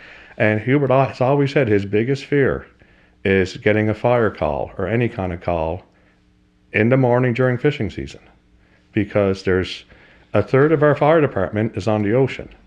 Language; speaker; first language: English; native; English